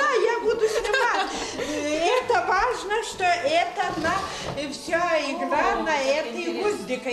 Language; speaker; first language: Russian; non-native, local second language; Lithuanian